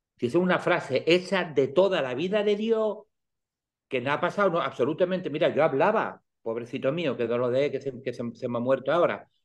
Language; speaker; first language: Spanish; native; Spanish